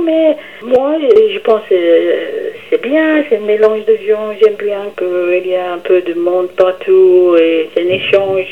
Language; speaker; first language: French; non-native, fluent; English